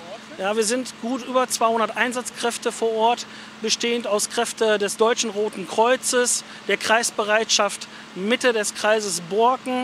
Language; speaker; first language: German; native; German